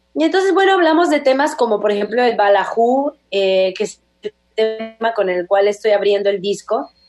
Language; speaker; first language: Spanish; native; Spanish